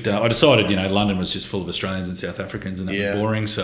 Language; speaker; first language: English; native; English